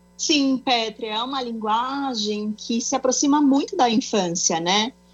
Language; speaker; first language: Portuguese; native; Portuguese